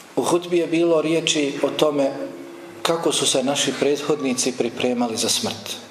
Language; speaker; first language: Bosnian; native; Bosnian